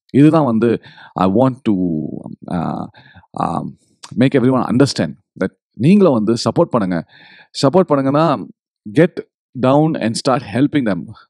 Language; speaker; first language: English; non-native, local second language; Tamil